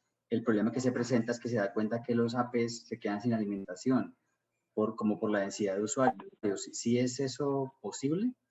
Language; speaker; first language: Spanish; native; Spanish